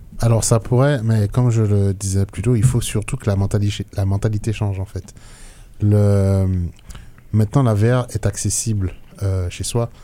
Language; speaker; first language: French; native; French